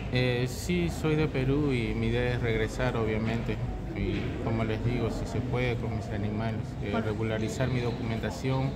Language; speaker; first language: Spanish; non-native, local second language; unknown